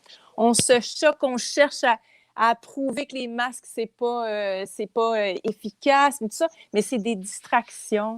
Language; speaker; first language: French; native; French